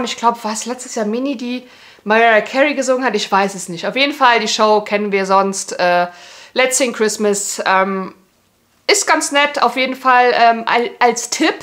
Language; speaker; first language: German; native; German